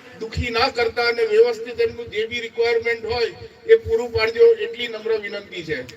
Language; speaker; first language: Gujarati; native; Gujarati